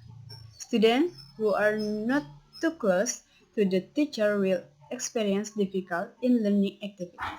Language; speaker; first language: English; non-native, learner; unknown